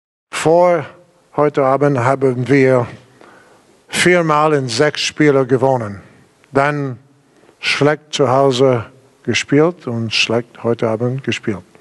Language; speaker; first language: German; non-native, learner; English